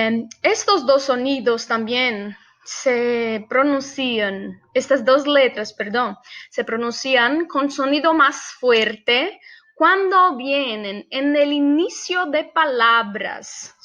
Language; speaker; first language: Spanish; non-native, fluent; Portuguese